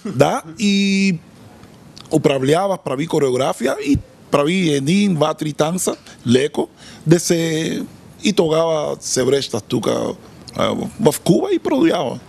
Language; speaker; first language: Bulgarian; non-native, learner; Spanish